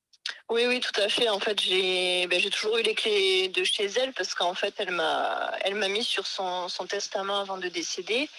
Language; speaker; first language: French; native; French